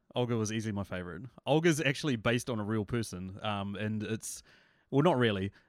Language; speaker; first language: English; native; English